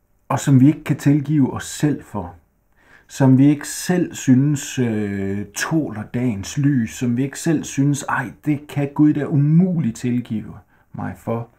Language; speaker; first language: Danish; native; Danish